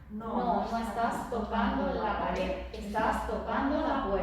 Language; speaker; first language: Spanish; non-native, learner; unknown